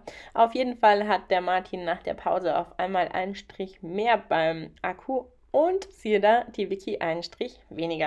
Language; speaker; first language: German; native; German